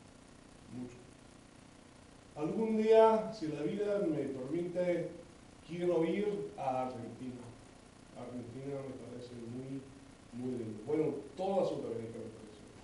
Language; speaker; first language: Spanish; non-native, fluent; English